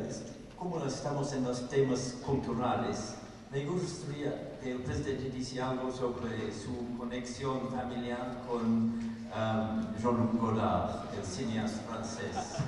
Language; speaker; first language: Spanish; non-native, fluent; English